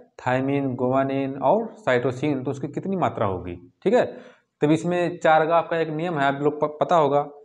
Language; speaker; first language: Hindi; native; Hindi